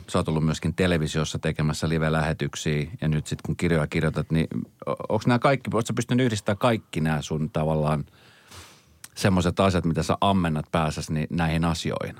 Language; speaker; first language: Finnish; native; Finnish